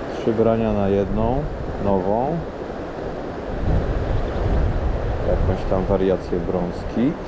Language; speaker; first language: Polish; native; Polish